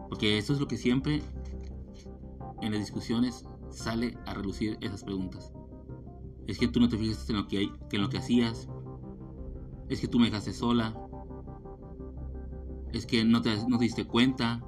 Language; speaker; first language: Spanish; native; Spanish